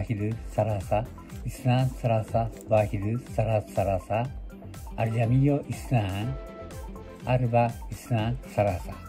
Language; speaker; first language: Arabic; non-native, learner; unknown